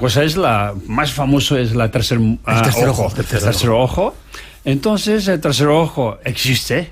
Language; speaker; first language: Spanish; non-native, learner; Tibetan